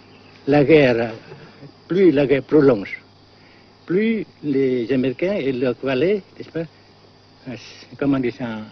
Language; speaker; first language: French; non-native, fluent; Vietnamese